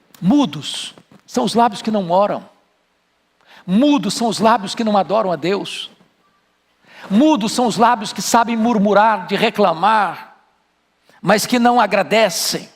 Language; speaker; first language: Portuguese; native; Portuguese